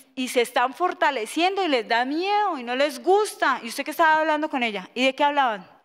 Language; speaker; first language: Spanish; native; Spanish